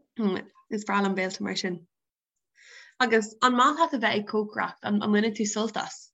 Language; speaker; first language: Irish; non-native, local second language; English